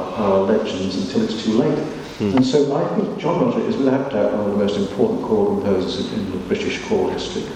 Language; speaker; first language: English; native; English